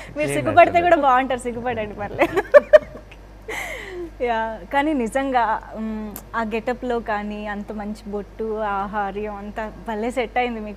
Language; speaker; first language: Telugu; native; Telugu